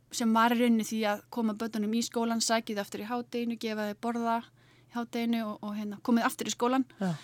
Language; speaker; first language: Icelandic; native; Icelandic